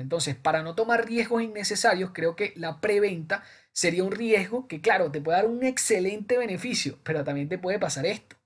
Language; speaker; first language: Spanish; native; Spanish